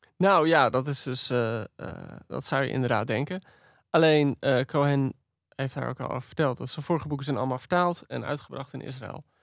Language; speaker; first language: Dutch; native; Dutch